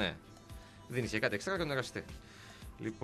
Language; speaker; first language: Greek; native; Greek